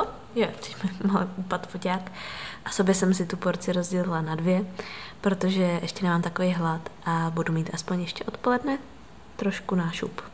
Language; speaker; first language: Czech; native; Czech